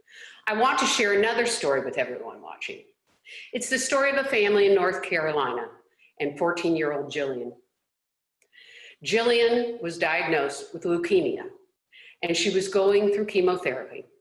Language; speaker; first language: English; native; English